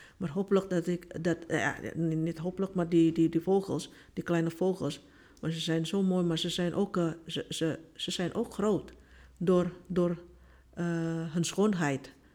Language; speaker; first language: Dutch; non-native, fluent; Indonesian